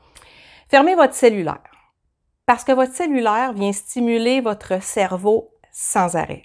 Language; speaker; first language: French; native; French